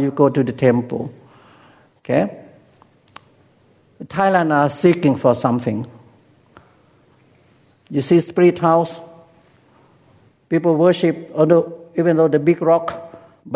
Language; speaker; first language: English; non-native, learner; Lao